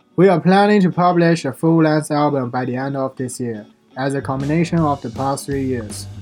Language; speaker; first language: English; non-native, fluent; Chinese